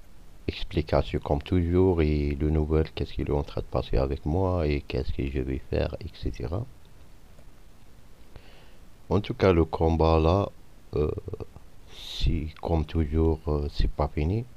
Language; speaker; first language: French; non-native, fluent; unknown